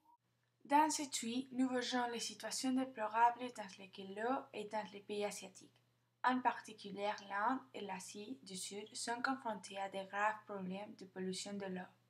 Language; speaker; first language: French; non-native, fluent; Spanish